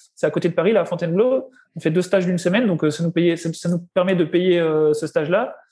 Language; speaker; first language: French; native; French